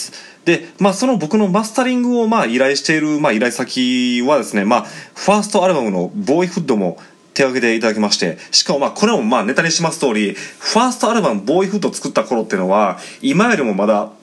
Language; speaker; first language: Japanese; native; Japanese